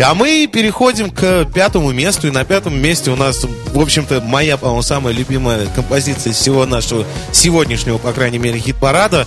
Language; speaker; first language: Russian; native; Russian